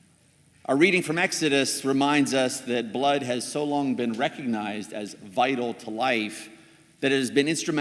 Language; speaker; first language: English; native; English